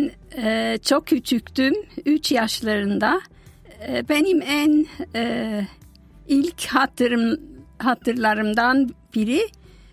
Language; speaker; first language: Turkish; non-native, fluent; German